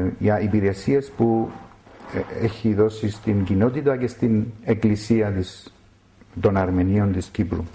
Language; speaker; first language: Greek; non-native, local second language; Armenian